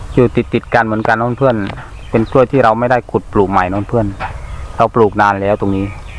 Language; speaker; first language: Thai; non-native, local second language; Khmer